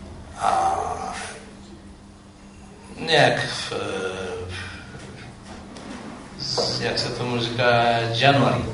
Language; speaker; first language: Czech; non-native, fluent; Amharic